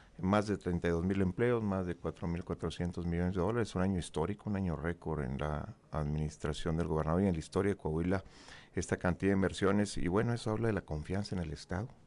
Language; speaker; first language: Spanish; native; Spanish